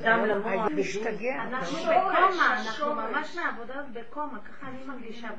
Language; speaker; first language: Hebrew; non-native, fluent; English